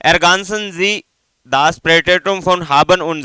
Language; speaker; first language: German; non-native, learner; Hindi